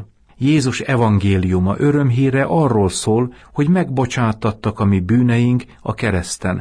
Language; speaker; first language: Hungarian; native; Hungarian